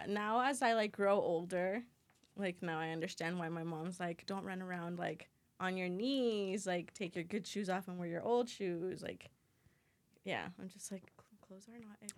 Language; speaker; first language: English; native; English